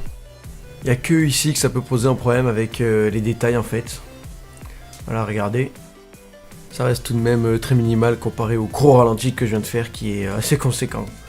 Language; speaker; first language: French; native; French